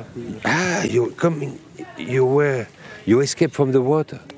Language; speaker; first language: English; non-native, learner; French